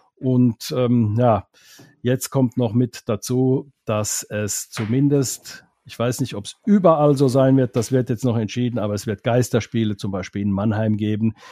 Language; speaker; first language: German; non-native, fluent; Finnish